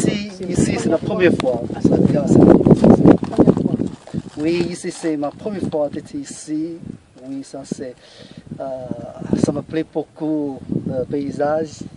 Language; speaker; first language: French; non-native, learner; Chinese